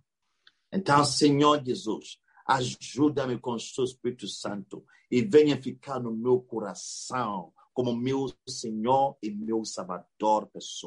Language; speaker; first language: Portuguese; non-native, learner; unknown